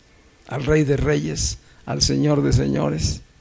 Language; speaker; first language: Spanish; native; Spanish